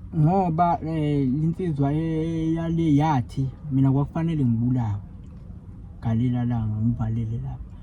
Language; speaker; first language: Zulu; native; Zulu